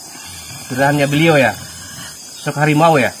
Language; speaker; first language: Indonesian; native; Indonesian